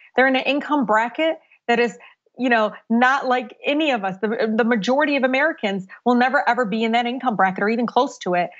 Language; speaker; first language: English; native; English